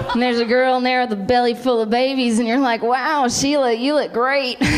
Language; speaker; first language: English; native; English